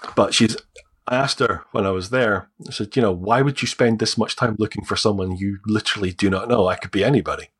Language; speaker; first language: English; native; English